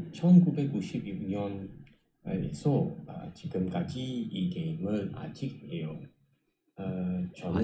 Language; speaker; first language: Korean; non-native, learner; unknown